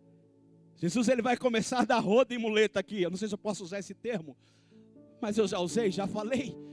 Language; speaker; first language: Portuguese; native; Portuguese